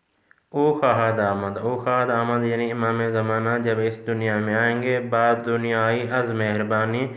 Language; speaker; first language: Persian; non-native, fluent; Urdu